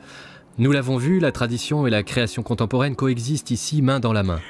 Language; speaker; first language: French; native; French